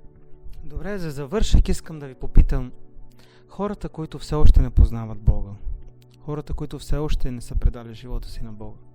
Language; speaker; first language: Bulgarian; native; Bulgarian